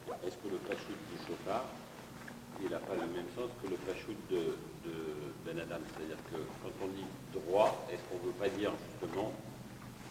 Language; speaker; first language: French; native; French